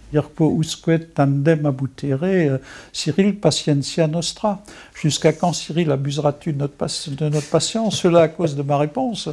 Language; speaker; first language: French; non-native, local second language; Swiss German